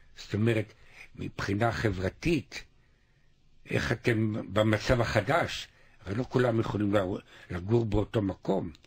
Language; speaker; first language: Hebrew; native; Hebrew